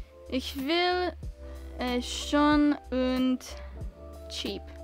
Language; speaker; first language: German; non-native, learner; English